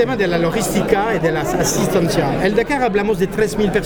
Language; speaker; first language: Spanish; non-native, fluent; French